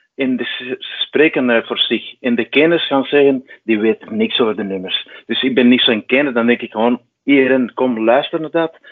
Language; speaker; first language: Dutch; non-native, fluent; Spanish